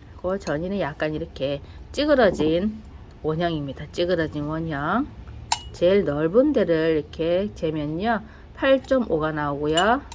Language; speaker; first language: Korean; native; Korean